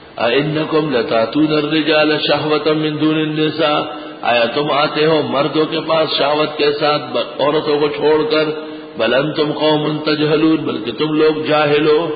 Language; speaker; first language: Urdu; native; Urdu